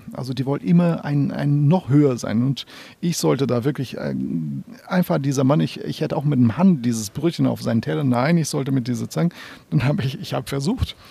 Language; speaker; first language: German; non-native, fluent; Portuguese